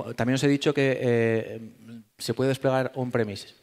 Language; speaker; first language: Spanish; native; Spanish